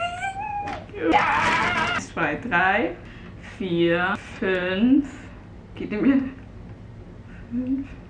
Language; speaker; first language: German; non-native, fluent; Cantonese